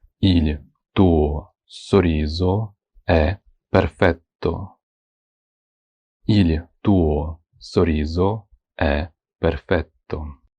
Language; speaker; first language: Italian; non-native, fluent; Ukrainian